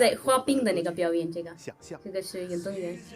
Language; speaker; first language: Chinese; non-native, fluent; Urdu